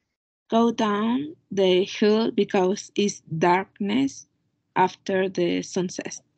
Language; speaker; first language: English; non-native, learner; Spanish